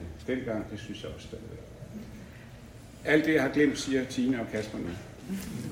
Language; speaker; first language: Danish; native; Danish